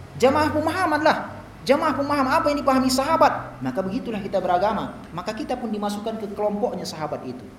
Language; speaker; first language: Indonesian; native; Indonesian